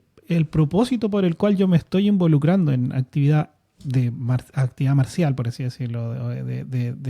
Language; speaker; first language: Spanish; native; Spanish